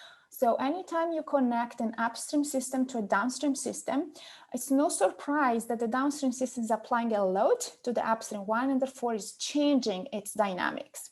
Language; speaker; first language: English; non-native, fluent; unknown